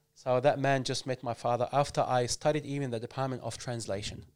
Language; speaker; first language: English; non-native, fluent; Arabic